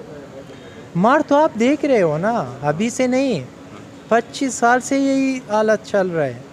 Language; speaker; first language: Hindi; non-native, learner; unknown